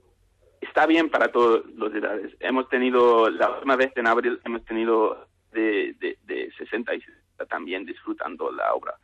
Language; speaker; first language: Spanish; non-native, learner; English